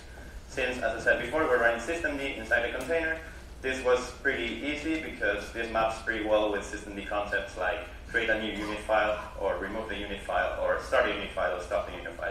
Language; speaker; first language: English; non-native, fluent; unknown